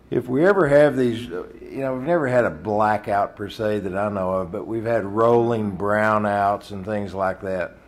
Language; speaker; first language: English; native; English